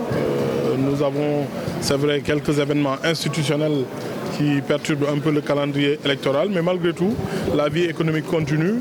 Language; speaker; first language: French; non-native, local second language; Wolof